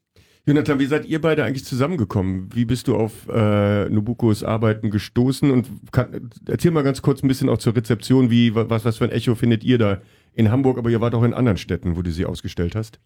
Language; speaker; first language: German; native; German